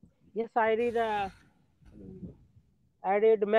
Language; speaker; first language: English; non-native, learner; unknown